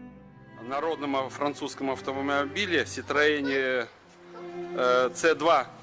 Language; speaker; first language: Russian; native; Russian